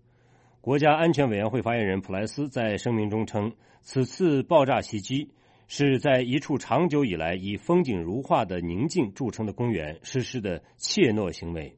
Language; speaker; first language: Chinese; native; Chinese